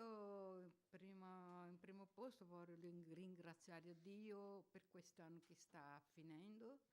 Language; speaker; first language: Italian; non-native, fluent; Portuguese